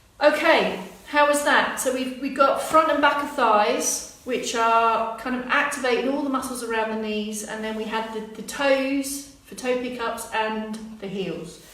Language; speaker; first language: English; native; English